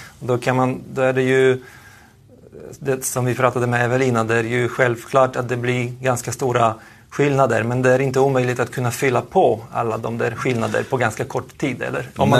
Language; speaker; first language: Swedish; non-native, fluent; Polish